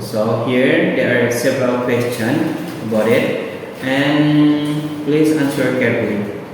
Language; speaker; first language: English; non-native, learner; Indonesian